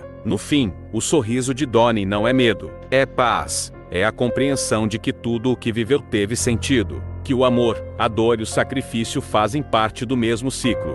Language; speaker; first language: Portuguese; native; Portuguese